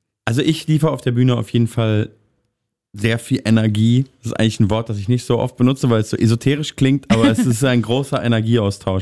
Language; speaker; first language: German; native; German